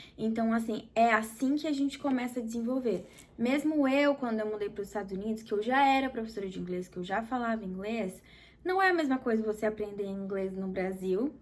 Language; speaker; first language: Portuguese; native; Portuguese